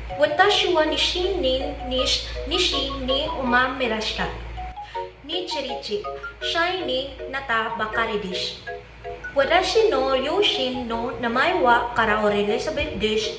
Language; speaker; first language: Japanese; non-native, learner; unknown